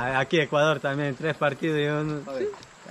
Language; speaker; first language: Spanish; native; Spanish